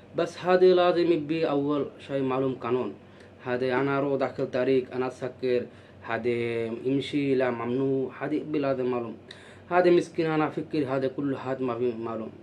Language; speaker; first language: Arabic; non-native, learner; Bangla